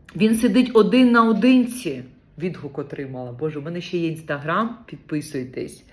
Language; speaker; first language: Ukrainian; native; Ukrainian